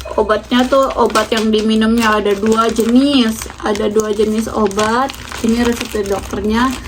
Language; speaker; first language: Indonesian; native; Indonesian